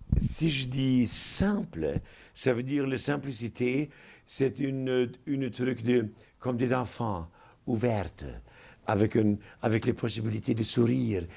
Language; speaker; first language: French; non-native, fluent; German